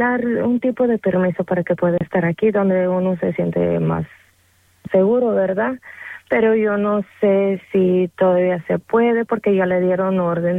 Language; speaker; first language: Spanish; early bilingual, heritage; Spanish